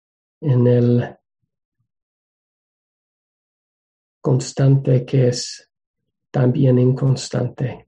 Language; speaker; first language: Spanish; non-native, fluent; English